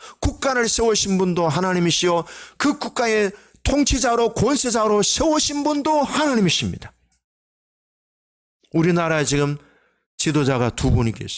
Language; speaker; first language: Korean; native; Korean